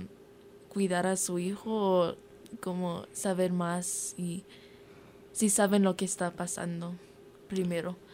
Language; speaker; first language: Spanish; early bilingual, heritage; Spanish